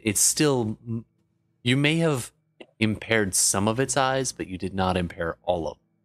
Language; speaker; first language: English; native; English